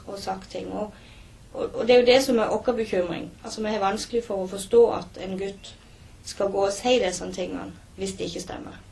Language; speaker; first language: Norwegian; native; Norwegian